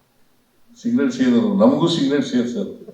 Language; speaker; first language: Kannada; native; Kannada